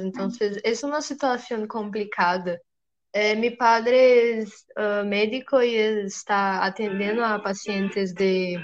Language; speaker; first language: Spanish; non-native, learner; Portuguese